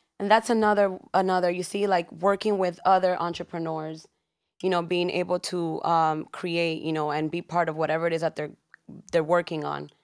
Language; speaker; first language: English; early bilingual, other home language; Spanish